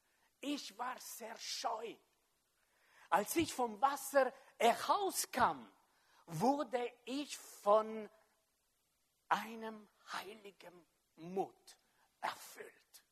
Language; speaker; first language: German; non-native, fluent; French